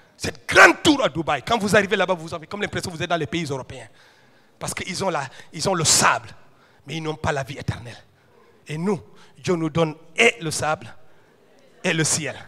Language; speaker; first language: French; non-native, local second language; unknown